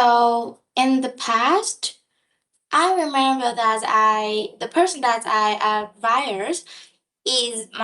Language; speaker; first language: English; non-native, learner; Vietnamese